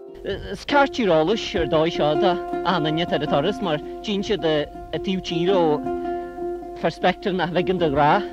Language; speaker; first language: Irish; native; Irish